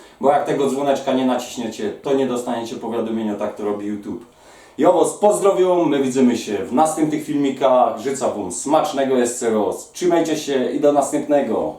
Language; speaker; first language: Polish; native; Polish